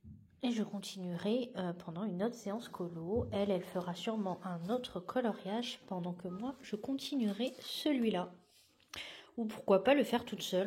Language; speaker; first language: French; native; French